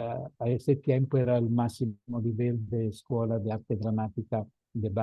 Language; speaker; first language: Spanish; non-native, fluent; Italian